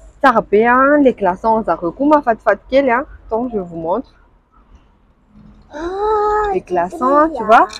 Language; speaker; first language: French; non-native, local second language; Malagasy